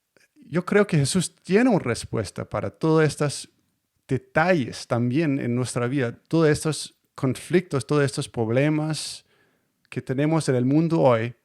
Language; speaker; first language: Spanish; non-native, learner; Danish